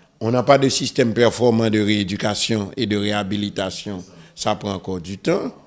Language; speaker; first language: French; non-native, local second language; Haitian Creole